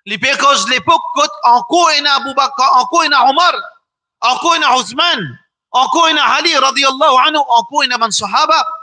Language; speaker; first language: French; non-native, local second language; Morisyen